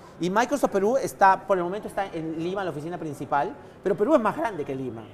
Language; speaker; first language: Spanish; native; Spanish